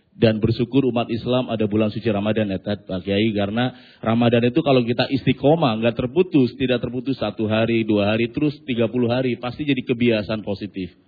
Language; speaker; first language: Indonesian; non-native, local second language; Javanese